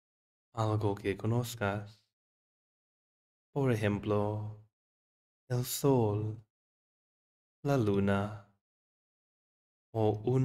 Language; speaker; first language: Spanish; non-native, fluent; English